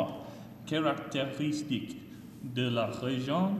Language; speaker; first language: French; non-native, learner; English